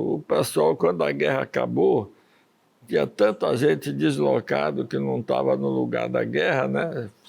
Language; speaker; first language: Portuguese; early bilingual, other home language; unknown